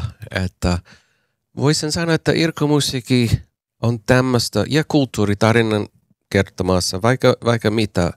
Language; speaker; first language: Finnish; non-native, learner; English